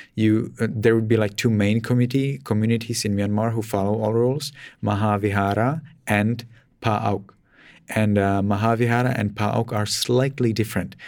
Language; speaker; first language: English; non-native, fluent; Czech